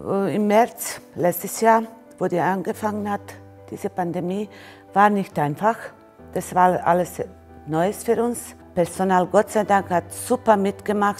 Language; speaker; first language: German; non-native, fluent; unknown